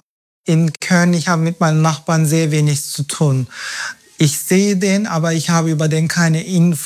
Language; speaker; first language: German; non-native, fluent; Turkish